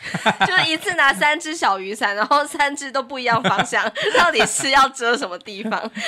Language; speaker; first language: Chinese; native; Chinese